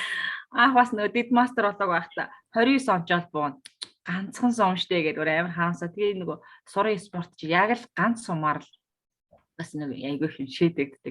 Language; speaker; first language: Mongolian; native; Mongolian